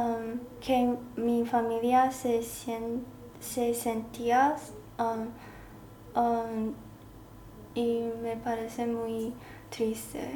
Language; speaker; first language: Spanish; non-native, learner; Chinese